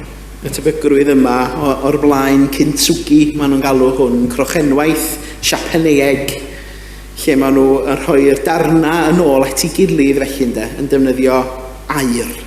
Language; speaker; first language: Welsh; native; Welsh